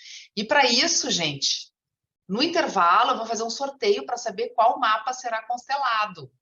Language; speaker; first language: Portuguese; native; Portuguese